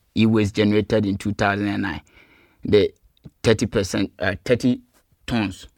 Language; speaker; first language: English; non-native, local second language; Akan